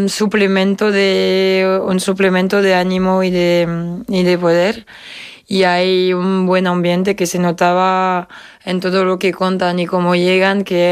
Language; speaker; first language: Spanish; non-native, fluent; French